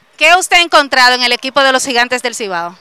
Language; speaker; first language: Spanish; native; Spanish